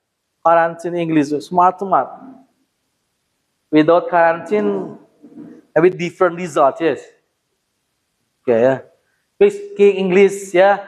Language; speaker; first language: English; non-native, learner; Indonesian